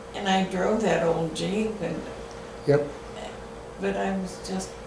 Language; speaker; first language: English; native; English